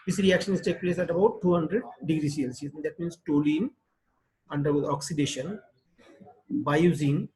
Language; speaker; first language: English; non-native, local second language; Marathi